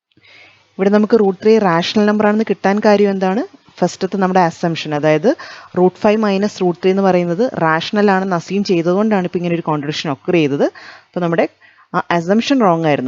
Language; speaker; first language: Malayalam; native; Malayalam